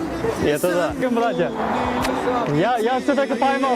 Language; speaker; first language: Russian; non-native, fluent; Uzbek